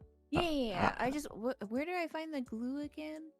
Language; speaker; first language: English; native; English